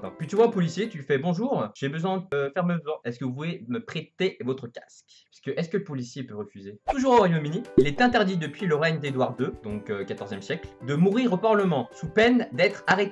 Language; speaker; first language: French; native; French